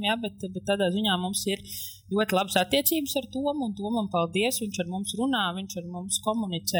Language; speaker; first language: Latvian; native; Latvian